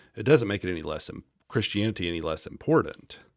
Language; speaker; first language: English; native; English